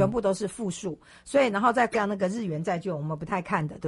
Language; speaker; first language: Chinese; native; Chinese